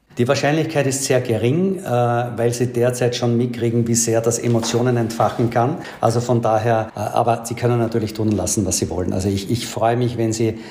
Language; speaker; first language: German; native; German